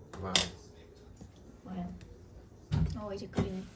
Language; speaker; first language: Korean; non-native, fluent; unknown